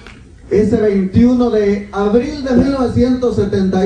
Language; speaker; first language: Spanish; native; Spanish